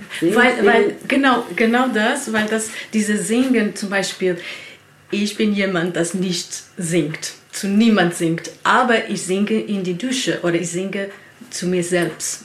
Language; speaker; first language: German; non-native, learner; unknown